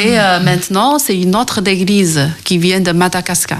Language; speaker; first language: French; non-native, learner; Chinese